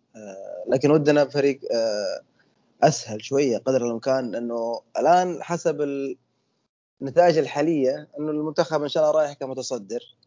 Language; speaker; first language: Arabic; native; Arabic